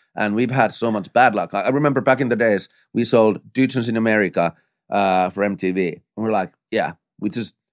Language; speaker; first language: English; non-native, fluent; Finnish